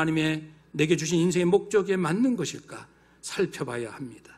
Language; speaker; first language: Korean; native; Korean